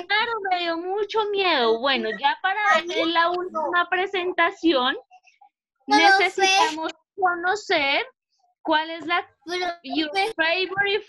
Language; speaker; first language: Spanish; native; Spanish